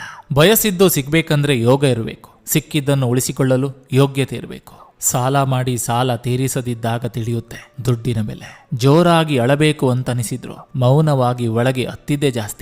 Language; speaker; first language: Kannada; native; Kannada